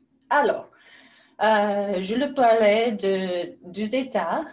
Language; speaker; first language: French; non-native, learner; English